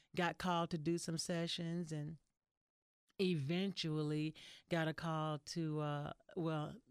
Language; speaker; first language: English; native; English